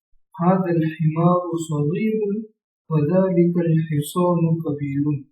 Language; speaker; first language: Arabic; non-native, fluent; Urdu